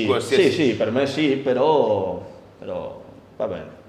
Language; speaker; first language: Italian; non-native, learner; Spanish